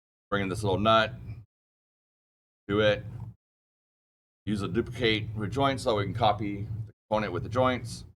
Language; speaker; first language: English; native; English